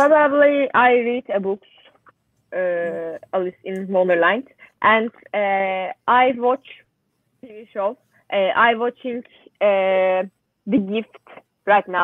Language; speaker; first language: English; non-native, learner; Turkish